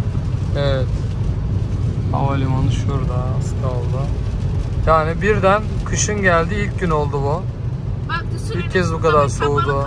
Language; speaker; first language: Turkish; native; Turkish